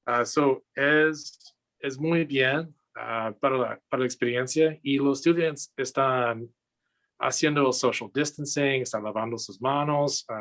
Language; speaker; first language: Spanish; non-native, learner; English